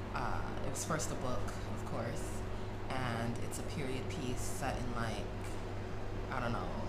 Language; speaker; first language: English; native; English